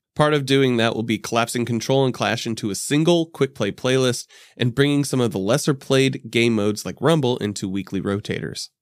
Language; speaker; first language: English; native; English